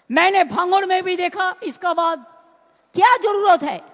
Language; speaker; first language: Hindi; non-native, local second language; Bangla